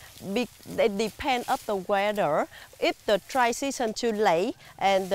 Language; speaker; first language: English; non-native, learner; Vietnamese